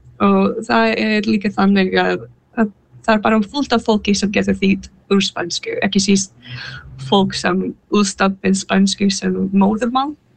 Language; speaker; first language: Icelandic; non-native, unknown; English